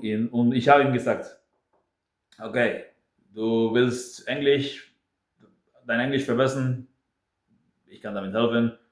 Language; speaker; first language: German; non-native, fluent; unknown